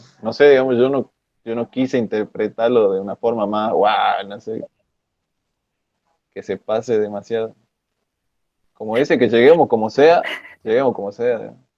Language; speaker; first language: Spanish; native; Spanish